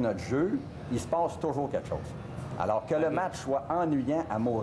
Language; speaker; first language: French; native; French